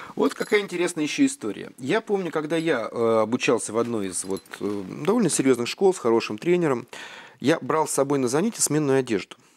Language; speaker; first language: Russian; native; Russian